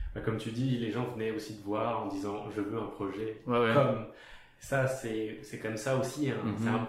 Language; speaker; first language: French; native; French